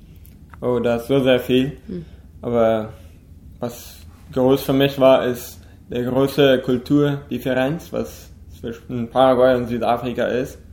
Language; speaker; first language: German; non-native, local second language; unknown